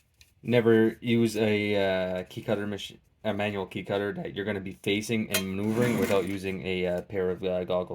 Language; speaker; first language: English; native; English